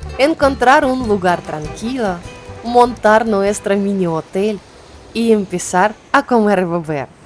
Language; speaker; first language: Spanish; non-native, learner; Ukrainian